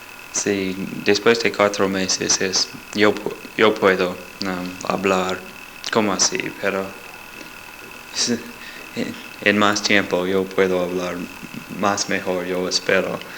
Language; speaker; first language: Spanish; non-native, learner; English